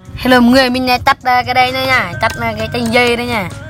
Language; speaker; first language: Vietnamese; non-native, local second language; Jarai